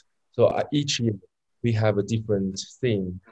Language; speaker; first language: English; non-native, learner; Chinese